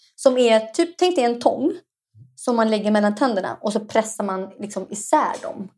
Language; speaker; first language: Swedish; early bilingual, other home language; Arabic